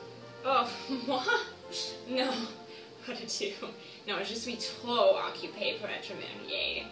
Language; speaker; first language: French; non-native, learner; English